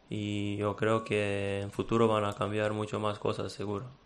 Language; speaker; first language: Spanish; non-native, fluent; Serbian